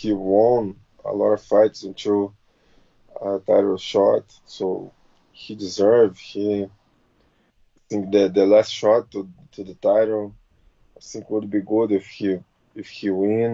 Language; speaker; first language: English; non-native, learner; Portuguese